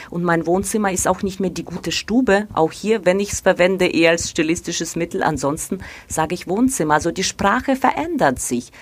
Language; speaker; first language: German; non-native, fluent; Ukrainian